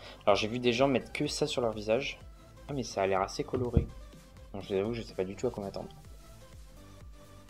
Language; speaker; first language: French; native; French